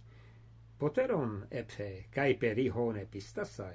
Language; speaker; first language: Greek; non-native, fluent; English